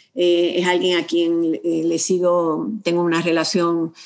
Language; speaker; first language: Spanish; native; Spanish